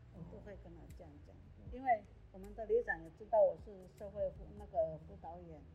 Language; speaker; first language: Chinese; non-native, local second language; Amis